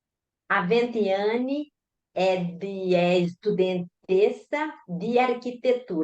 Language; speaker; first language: Italian; non-native, learner; Portuguese